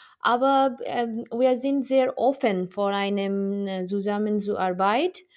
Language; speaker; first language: German; non-native, learner; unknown